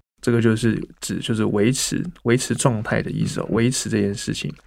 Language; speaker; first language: Chinese; native; Chinese